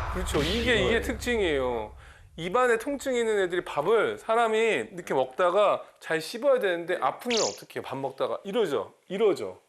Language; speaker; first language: Korean; native; Korean